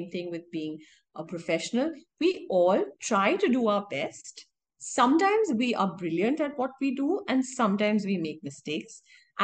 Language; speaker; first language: English; non-native, local second language; Hindi